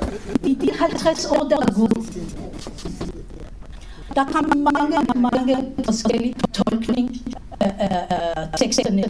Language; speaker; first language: Danish; non-native, fluent; Hebrew